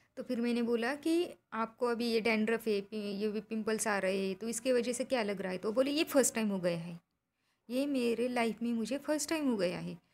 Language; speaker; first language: Hindi; non-native, local second language; Marathi